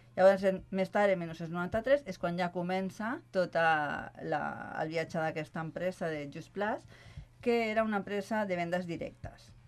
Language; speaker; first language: Catalan; non-native, local second language; Spanish